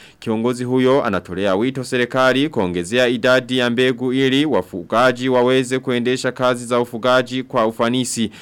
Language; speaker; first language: Swahili; non-native, local second language; Rundi